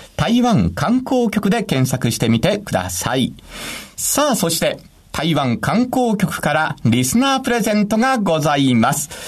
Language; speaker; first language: Japanese; native; Japanese